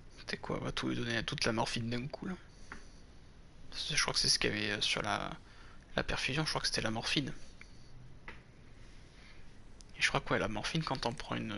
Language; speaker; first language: French; native; French